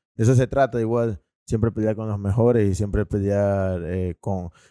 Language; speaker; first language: Spanish; native; Spanish